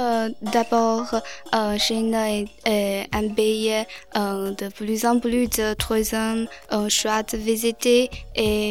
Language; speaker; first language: French; non-native, learner; Chinese